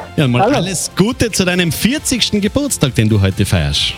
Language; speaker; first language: German; native; German